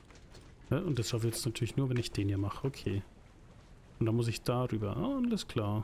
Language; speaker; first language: German; native; German